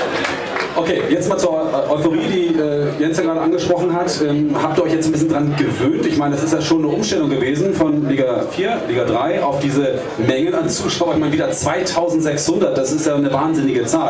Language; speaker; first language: German; native; German